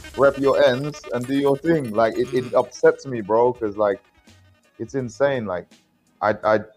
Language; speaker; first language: English; native; English